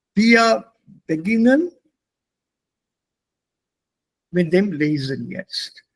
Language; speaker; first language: German; non-native, fluent; Hindi